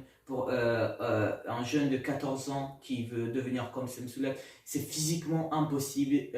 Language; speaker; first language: French; non-native, learner; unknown